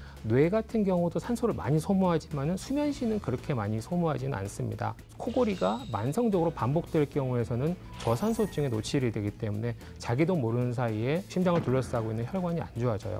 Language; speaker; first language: Korean; native; Korean